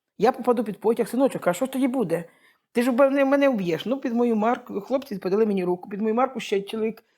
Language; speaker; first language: Ukrainian; native; Ukrainian